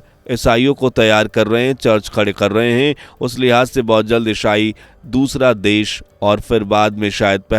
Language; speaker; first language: Hindi; native; Hindi